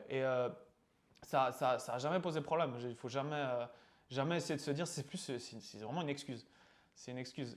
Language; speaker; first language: French; early bilingual, other home language; Czech